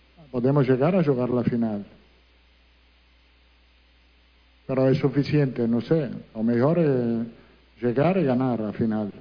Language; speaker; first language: Portuguese; non-native, fluent; Italian